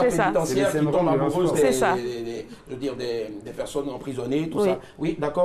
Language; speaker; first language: French; native; French